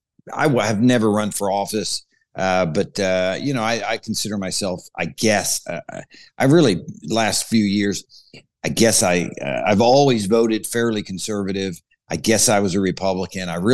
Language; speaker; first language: English; native; English